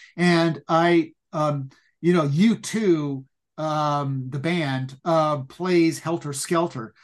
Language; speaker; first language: English; native; English